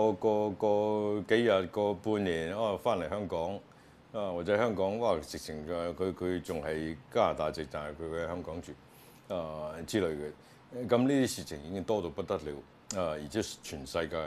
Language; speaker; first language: Chinese; native; Chinese